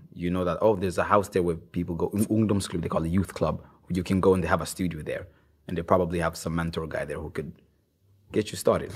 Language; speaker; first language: English; non-native, fluent; Swahili